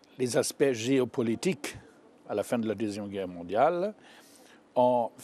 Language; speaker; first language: French; non-native, fluent; German